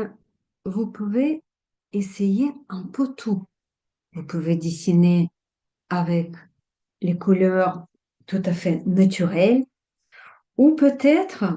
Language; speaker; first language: French; non-native, fluent; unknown